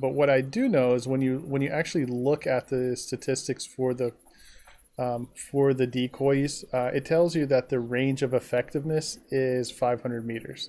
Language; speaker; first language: English; native; English